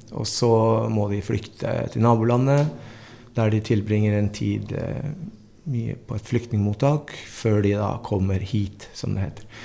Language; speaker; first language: Norwegian; early bilingual, other home language; Spanish